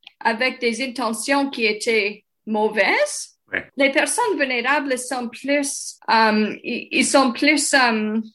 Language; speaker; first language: French; non-native, local second language; English